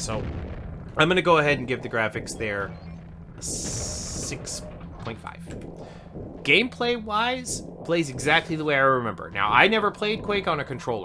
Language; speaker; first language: English; native; English